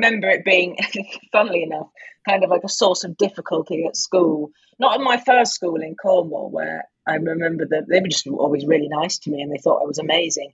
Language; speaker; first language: English; native; English